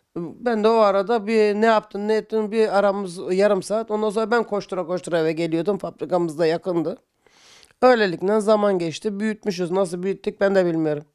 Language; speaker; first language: Turkish; native; Turkish